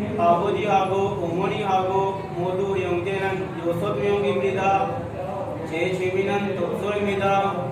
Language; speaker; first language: Korean; non-native, learner; Urdu